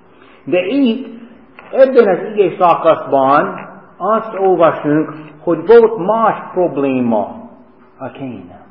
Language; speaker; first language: Hungarian; non-native, fluent; English